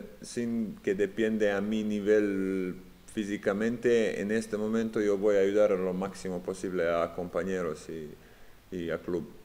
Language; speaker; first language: Spanish; non-native, fluent; Serbian